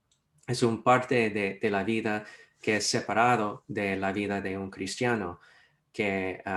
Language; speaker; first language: Spanish; non-native, fluent; English